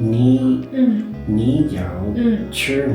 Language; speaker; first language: Chinese; non-native, learner; English